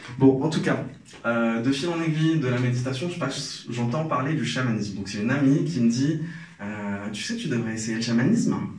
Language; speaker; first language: French; non-native, local second language; Arabic